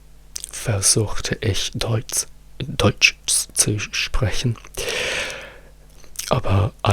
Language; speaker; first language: German; non-native, fluent; Italian